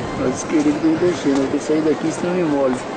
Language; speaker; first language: Portuguese; native; Portuguese